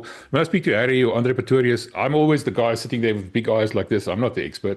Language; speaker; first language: English; non-native, local second language; Afrikaans